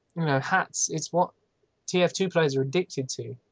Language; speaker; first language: English; native; English